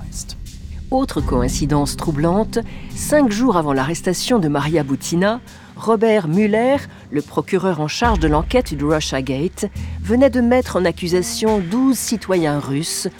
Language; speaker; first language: French; native; French